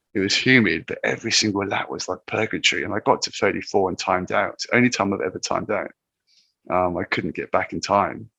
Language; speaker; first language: English; native; English